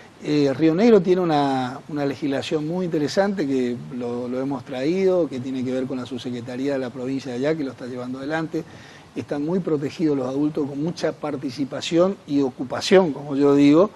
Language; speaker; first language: Spanish; native; Spanish